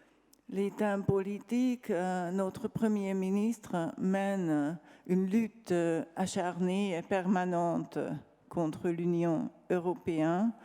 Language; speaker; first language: French; non-native, fluent; Hungarian